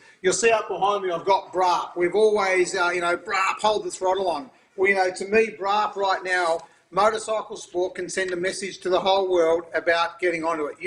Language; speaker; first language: English; native; English